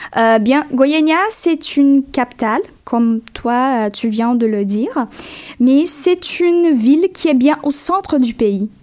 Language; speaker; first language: French; non-native, fluent; Portuguese